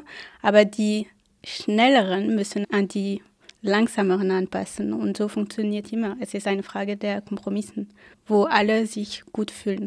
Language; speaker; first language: German; non-native, fluent; French